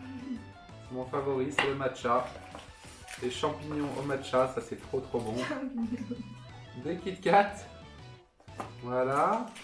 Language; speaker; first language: French; native; French